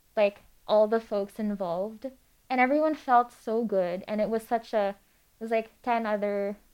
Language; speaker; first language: English; non-native, local second language; Filipino